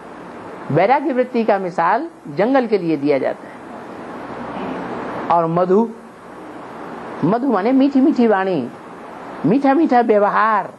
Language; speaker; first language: Hindi; native; Hindi